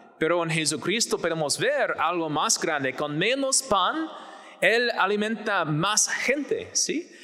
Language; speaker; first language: Spanish; non-native, fluent; English